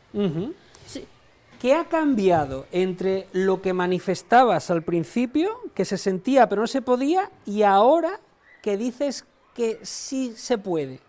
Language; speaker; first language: Spanish; native; Spanish